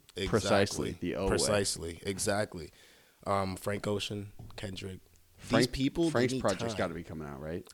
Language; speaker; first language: English; early bilingual, other home language; French